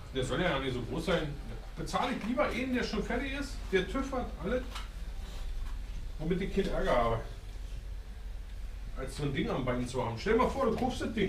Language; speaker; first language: German; native; German